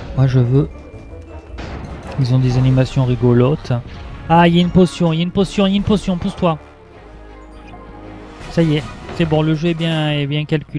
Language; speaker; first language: French; native; French